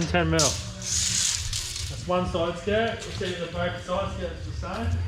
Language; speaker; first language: English; native; English